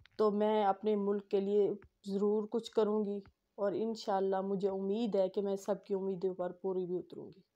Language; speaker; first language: Urdu; non-native, local second language; Saraiki